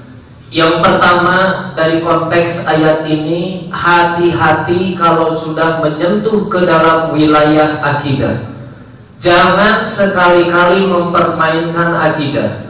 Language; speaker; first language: Indonesian; native; Indonesian